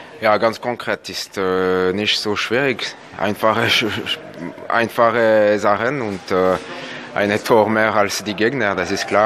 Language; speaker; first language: German; non-native, local second language; French